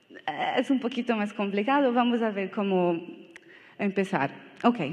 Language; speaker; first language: Spanish; non-native, learner; Portuguese